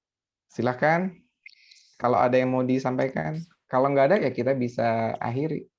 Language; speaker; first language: Indonesian; native; Indonesian